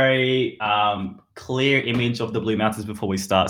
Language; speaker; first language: English; native; English